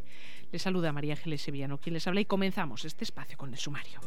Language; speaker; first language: Spanish; native; Spanish